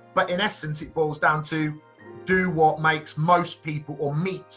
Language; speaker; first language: English; native; English